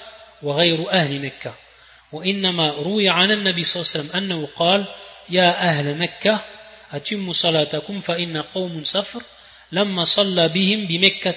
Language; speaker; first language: Arabic; non-native, fluent; French